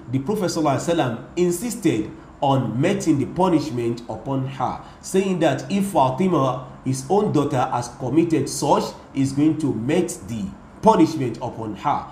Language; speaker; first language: English; non-native, local second language; Yoruba